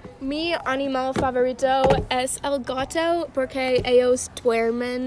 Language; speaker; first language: Spanish; non-native, learner; English